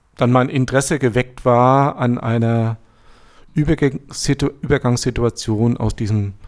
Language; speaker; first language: German; native; German